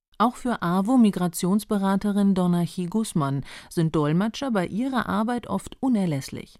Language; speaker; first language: German; native; German